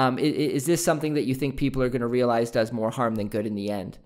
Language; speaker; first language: English; native; English